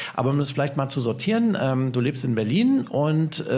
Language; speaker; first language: German; native; German